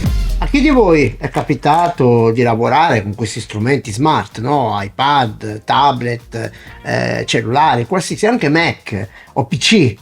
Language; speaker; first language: Italian; native; Italian